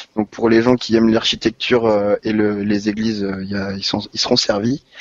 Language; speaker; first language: French; native; French